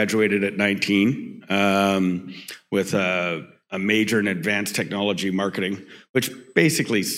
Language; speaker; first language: English; native; English